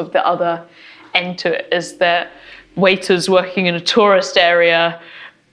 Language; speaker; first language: English; native; English